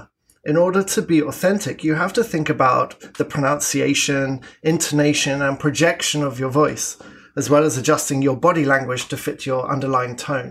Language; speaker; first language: English; native; English